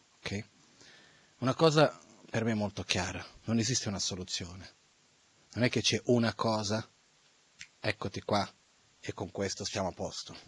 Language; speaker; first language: Italian; non-native, fluent; Portuguese